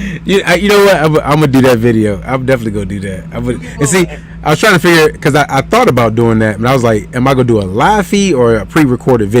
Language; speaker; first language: English; native; English